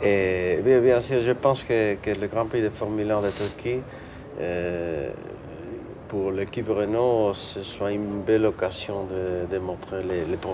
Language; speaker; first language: French; non-native, fluent; Spanish